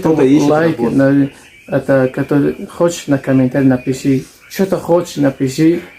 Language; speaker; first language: Russian; non-native, learner; Tajik